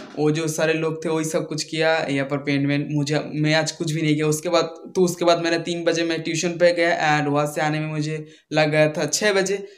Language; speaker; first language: Hindi; non-native, local second language; Bangla